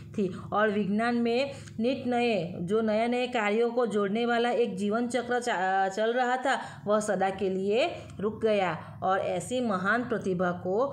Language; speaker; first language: Hindi; non-native, local second language; Gujarati